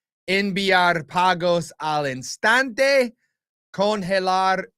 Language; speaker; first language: Spanish; non-native, learner; English